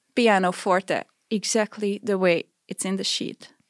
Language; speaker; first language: English; non-native, fluent; Hungarian